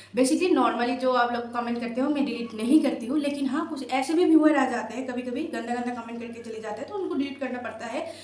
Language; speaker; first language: Hindi; non-native, local second language; Assamese